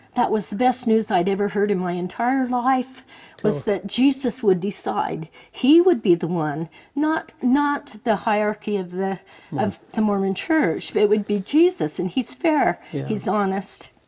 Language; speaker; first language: English; native; English